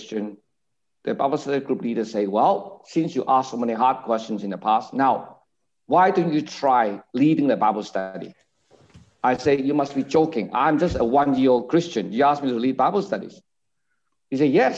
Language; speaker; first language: English; non-native, local second language; Cantonese